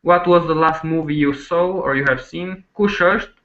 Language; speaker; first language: English; non-native, fluent; Albanian